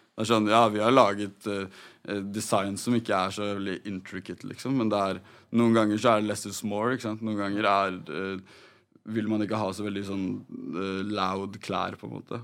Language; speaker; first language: Norwegian; native; Norwegian